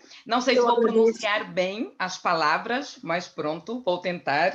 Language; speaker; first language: Portuguese; native; Portuguese